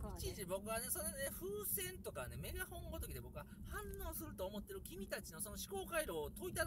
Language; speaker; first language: Japanese; native; Japanese